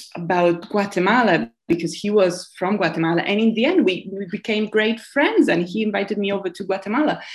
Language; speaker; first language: English; non-native, fluent; Italian